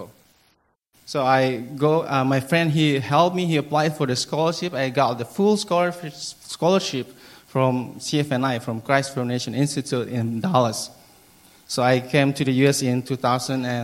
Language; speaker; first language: English; non-native, learner; Indonesian